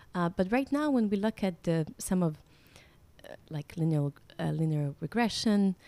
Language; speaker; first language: English; non-native, fluent; Croatian